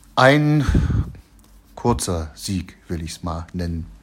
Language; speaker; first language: German; native; German